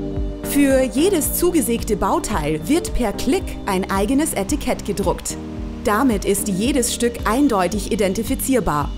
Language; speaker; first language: German; native; German